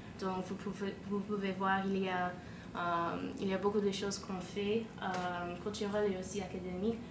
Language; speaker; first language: French; non-native, fluent; English